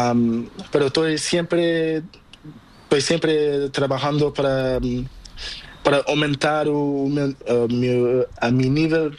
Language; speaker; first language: Spanish; non-native, learner; Portuguese